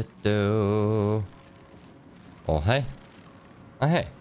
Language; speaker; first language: Swedish; native; Swedish